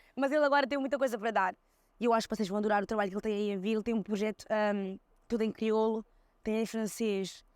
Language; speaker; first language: Portuguese; early bilingual, other home language; Kabuverdianu